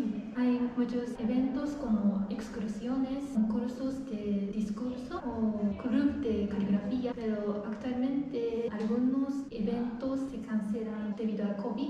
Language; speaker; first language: Spanish; non-native, fluent; Japanese